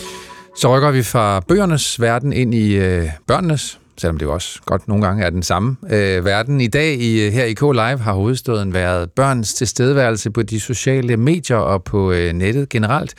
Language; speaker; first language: Danish; native; Danish